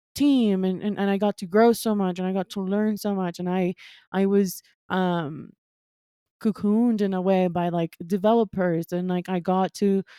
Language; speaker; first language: English; non-native, fluent; Spanish